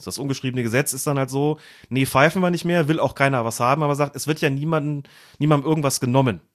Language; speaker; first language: German; native; German